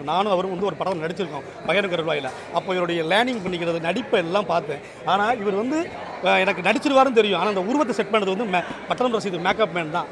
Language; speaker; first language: Tamil; native; Tamil